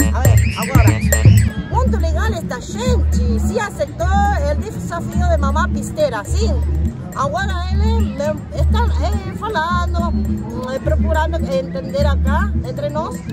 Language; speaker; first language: Portuguese; non-native, learner; Spanish